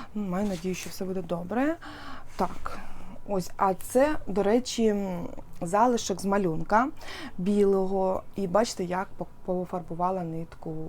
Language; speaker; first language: Ukrainian; non-native, local second language; Russian